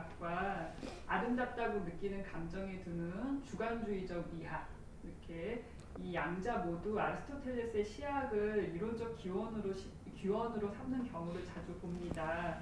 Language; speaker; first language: Korean; native; Korean